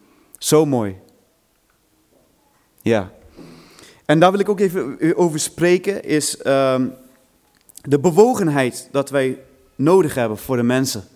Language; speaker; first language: Dutch; non-native, fluent; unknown